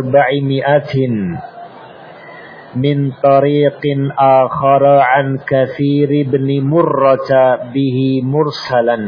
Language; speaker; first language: Arabic; non-native, fluent; Indonesian